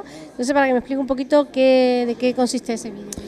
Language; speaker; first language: Spanish; native; Spanish